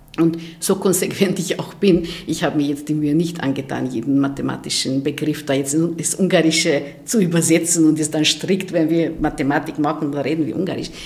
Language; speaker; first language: German; non-native, fluent; Hungarian